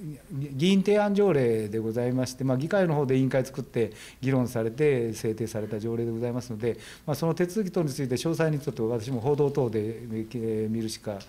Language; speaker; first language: Japanese; native; Japanese